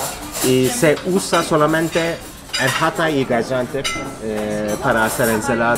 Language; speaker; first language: Spanish; non-native, fluent; Turkish